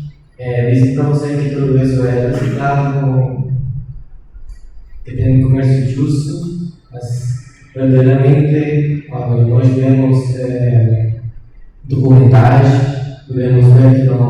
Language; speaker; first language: Portuguese; non-native, learner; Spanish